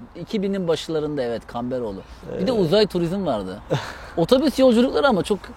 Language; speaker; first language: Turkish; native; Turkish